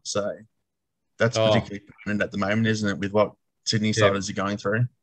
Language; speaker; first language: English; native; English